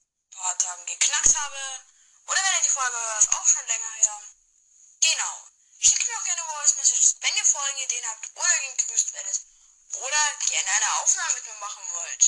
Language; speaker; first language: German; native; German